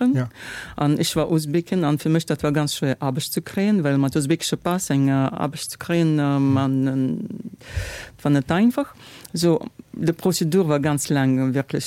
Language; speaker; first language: German; non-native, learner; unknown